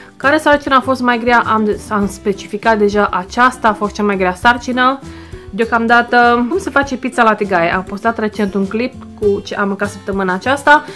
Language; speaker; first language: Romanian; native; Romanian